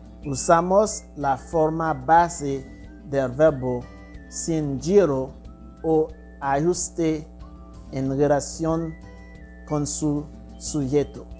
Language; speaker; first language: Spanish; non-native, fluent; Haitian Creole